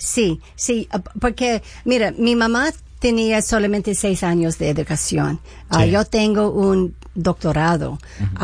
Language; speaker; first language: Spanish; early bilingual, heritage; Spanish